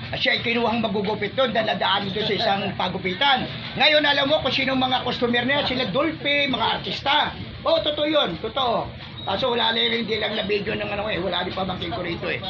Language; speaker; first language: Filipino; native; Filipino